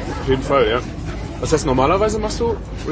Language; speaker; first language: German; native; German